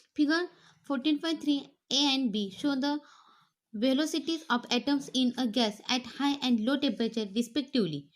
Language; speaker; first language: English; non-native, local second language; Marathi